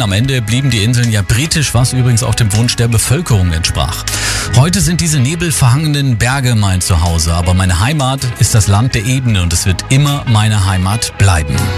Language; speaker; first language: German; native; German